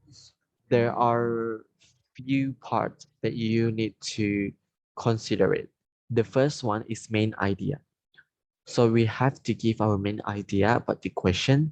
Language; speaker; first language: English; non-native, fluent; Indonesian